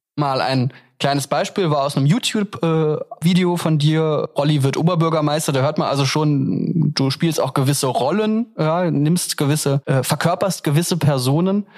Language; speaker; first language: German; native; German